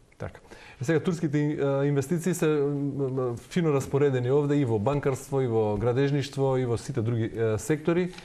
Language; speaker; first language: Macedonian; native; Macedonian